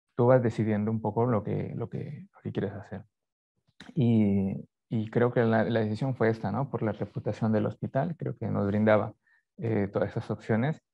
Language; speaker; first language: Spanish; native; Spanish